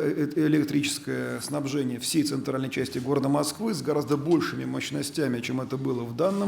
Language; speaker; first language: Russian; native; Russian